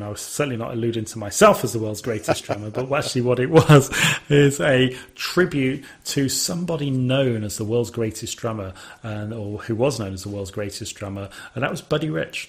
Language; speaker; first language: English; native; English